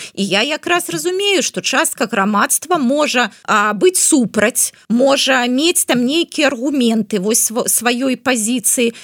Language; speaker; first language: Belarusian; non-native, local second language; Russian